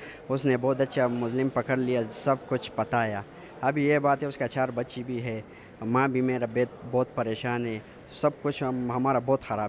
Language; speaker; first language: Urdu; non-native, local second language; Pashto